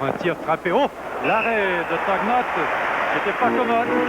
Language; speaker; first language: French; native; French